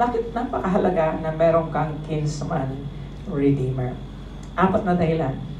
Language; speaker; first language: Filipino; non-native, local second language; Cebuano